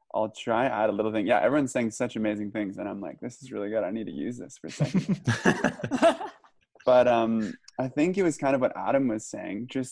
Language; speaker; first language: English; native; English